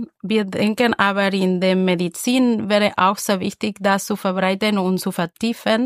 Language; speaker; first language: German; non-native, fluent; Spanish